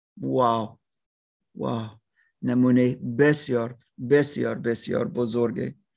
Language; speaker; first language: Persian; non-native, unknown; English